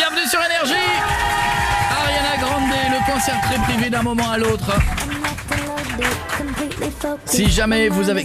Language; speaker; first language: French; native; French